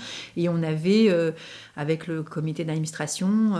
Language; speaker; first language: French; native; French